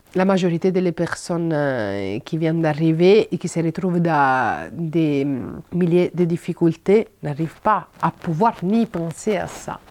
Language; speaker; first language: French; non-native, fluent; Italian